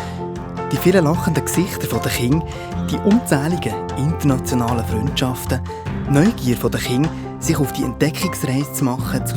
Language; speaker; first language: German; native; German